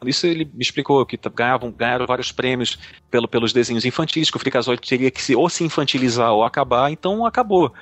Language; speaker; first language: Portuguese; native; Portuguese